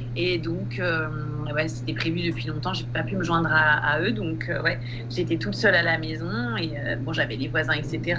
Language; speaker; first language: French; native; French